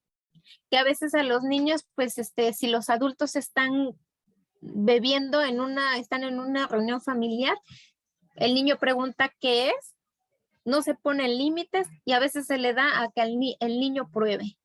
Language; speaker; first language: Spanish; native; Spanish